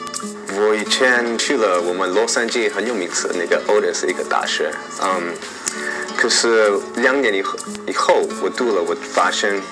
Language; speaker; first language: Chinese; non-native, learner; English